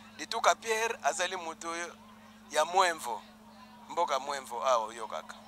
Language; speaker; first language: Lingala; non-native, local second language; Kongo